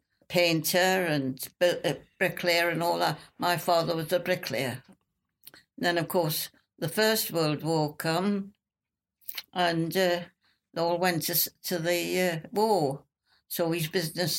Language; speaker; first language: English; native; English